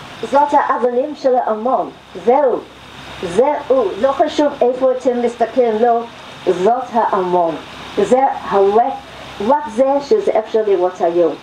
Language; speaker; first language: Hebrew; non-native, fluent; English